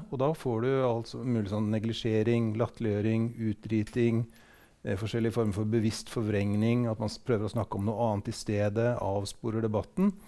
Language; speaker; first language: Norwegian; native; Norwegian